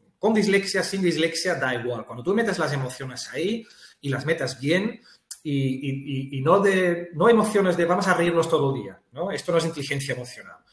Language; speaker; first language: Spanish; non-native, fluent; Dutch